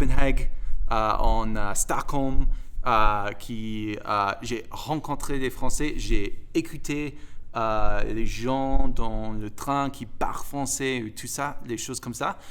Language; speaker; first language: French; non-native, fluent; English